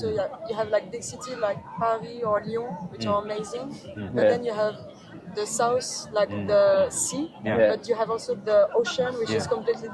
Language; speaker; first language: English; non-native, fluent; French